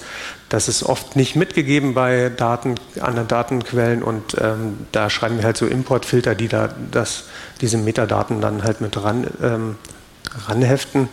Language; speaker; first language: German; native; German